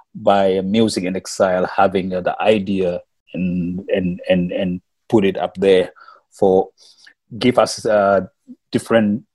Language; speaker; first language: English; non-native, learner; Wolof